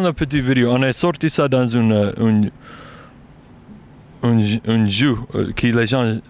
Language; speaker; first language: French; non-native, learner; English